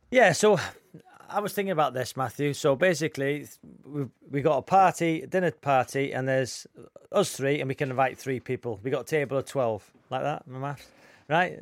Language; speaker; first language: English; native; English